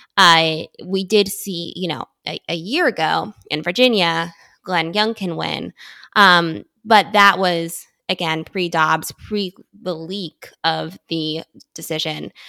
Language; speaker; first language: English; native; English